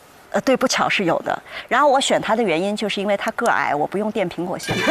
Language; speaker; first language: Chinese; native; Chinese